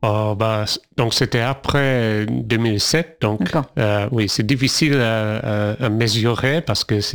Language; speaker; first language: French; non-native, fluent; English